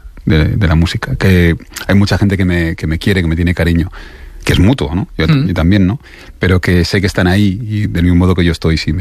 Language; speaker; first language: Spanish; native; Spanish